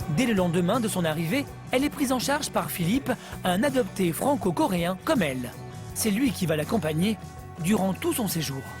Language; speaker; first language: French; native; French